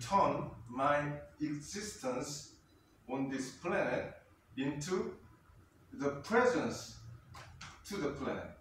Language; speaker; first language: English; non-native, fluent; Korean